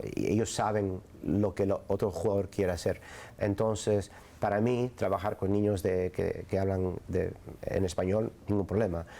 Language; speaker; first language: Spanish; early bilingual, other home language; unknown